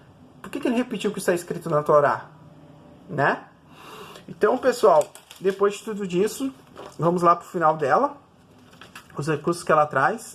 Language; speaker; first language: Portuguese; native; Portuguese